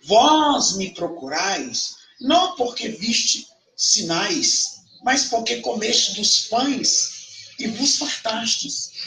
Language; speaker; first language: Portuguese; native; Portuguese